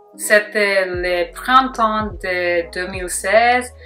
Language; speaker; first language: French; non-native, learner; English